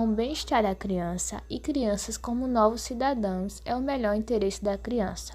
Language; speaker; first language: Portuguese; native; Portuguese